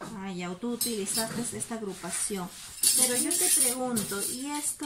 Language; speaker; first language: Spanish; native; Spanish